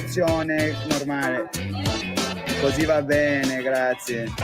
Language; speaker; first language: Italian; non-native, learner; English